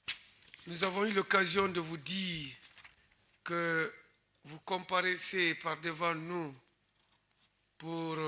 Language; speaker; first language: French; native; French